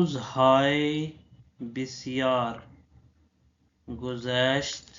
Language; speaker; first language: Persian; non-native, fluent; Urdu